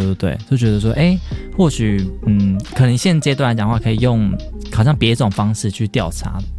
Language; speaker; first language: Chinese; native; Chinese